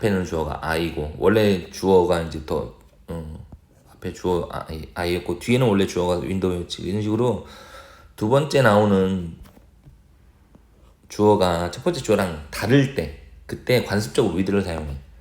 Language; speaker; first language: Korean; native; Korean